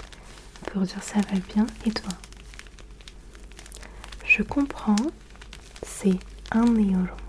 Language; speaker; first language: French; early bilingual, other home language; Turkish